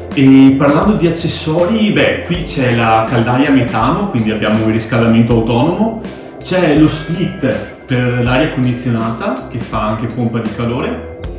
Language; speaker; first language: Italian; native; Italian